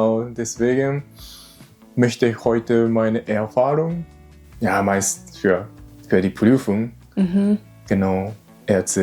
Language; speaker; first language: German; non-native, learner; Japanese